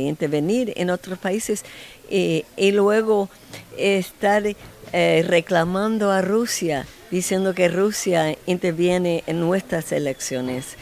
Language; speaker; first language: Spanish; non-native, fluent; English